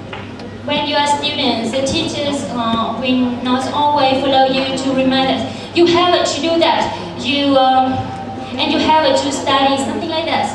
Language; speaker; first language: English; non-native, learner; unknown